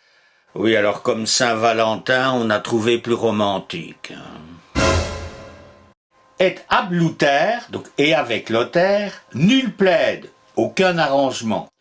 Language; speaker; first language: French; native; French